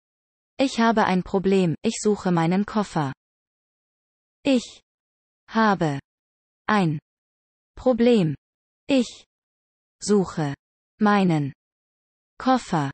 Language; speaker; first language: German; non-native, learner; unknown